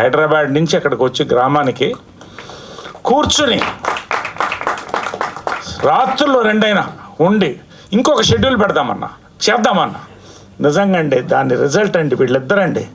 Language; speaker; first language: Telugu; native; Telugu